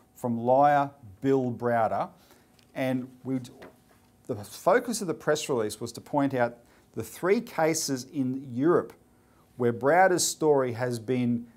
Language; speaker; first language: English; native; English